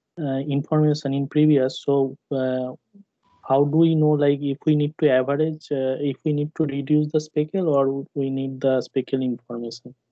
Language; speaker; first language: English; non-native, learner; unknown